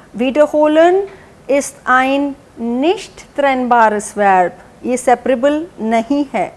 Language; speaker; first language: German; non-native, fluent; Hindi